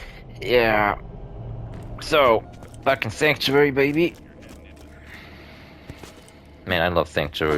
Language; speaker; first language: English; non-native, fluent; Polish